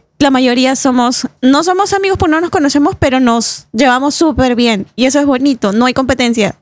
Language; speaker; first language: Spanish; native; Spanish